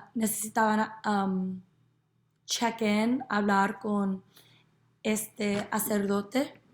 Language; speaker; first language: Spanish; non-native, learner; English